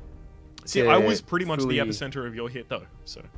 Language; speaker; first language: English; native; English